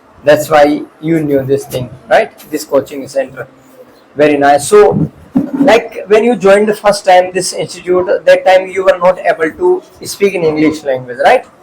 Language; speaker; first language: English; non-native, fluent; Hindi